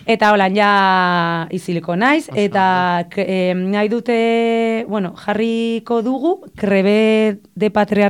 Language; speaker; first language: Basque; non-native, local second language; Spanish